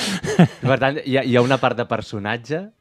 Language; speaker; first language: Catalan; native; Catalan